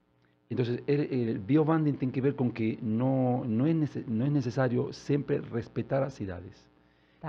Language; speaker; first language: Portuguese; non-native, learner; Spanish